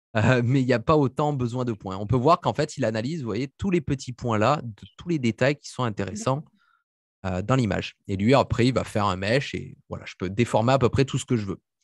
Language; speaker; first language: French; native; French